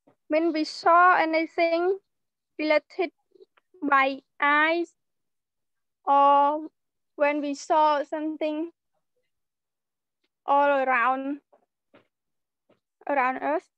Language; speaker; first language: English; non-native, learner; Khmer